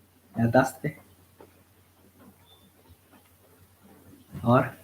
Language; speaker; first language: Hindi; native; Hindi